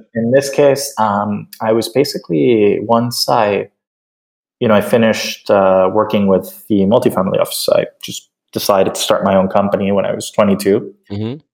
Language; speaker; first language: English; early bilingual, other home language; Spanish